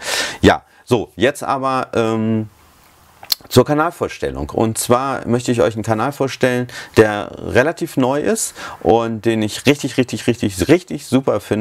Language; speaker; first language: German; native; German